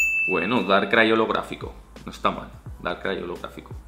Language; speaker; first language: Spanish; native; Spanish